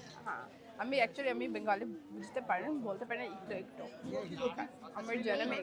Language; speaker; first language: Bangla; early bilingual, heritage; Urdu